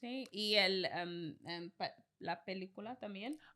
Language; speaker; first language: Spanish; non-native, learner; English